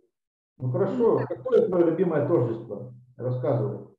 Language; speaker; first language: Russian; native; Russian